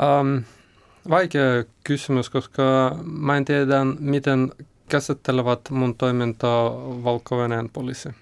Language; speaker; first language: Finnish; non-native, learner; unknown